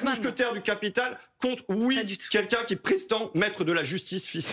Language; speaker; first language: French; native; French